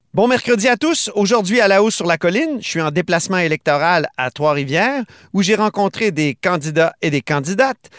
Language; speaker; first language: French; native; French